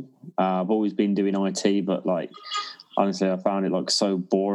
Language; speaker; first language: English; native; English